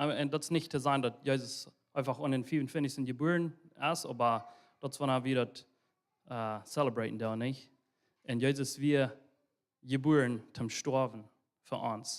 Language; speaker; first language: German; non-native, learner; Low German